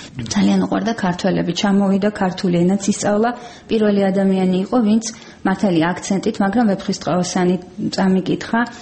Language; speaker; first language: Georgian; native; Georgian